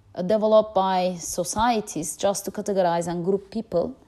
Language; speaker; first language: English; non-native, fluent; Turkish